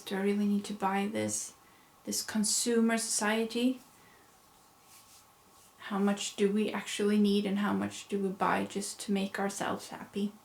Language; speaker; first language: English; non-native, fluent; Swedish